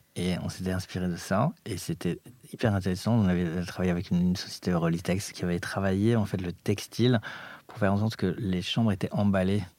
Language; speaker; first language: French; native; French